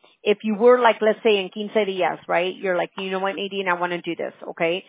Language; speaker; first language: English; early bilingual, other home language; Spanish